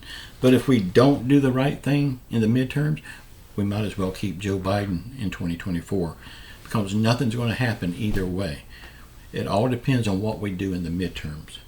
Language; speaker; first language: English; native; English